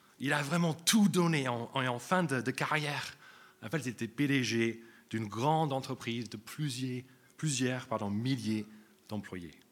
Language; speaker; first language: French; non-native, fluent; English